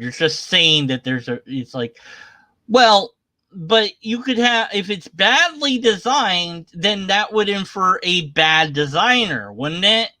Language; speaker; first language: English; native; English